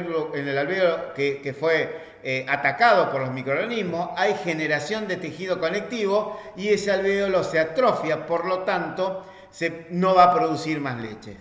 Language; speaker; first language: Spanish; native; Spanish